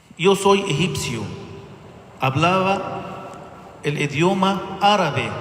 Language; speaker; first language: Spanish; non-native, learner; Arabic